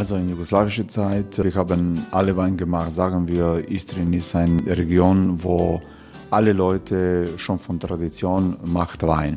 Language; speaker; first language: German; non-native, fluent; Croatian